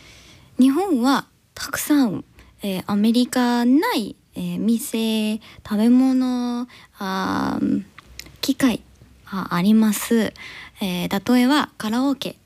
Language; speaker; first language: Japanese; non-native, learner; English